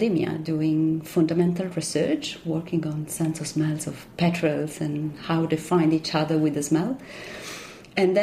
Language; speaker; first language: English; non-native, fluent; Italian